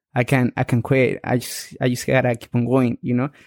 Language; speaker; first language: English; non-native, fluent; Spanish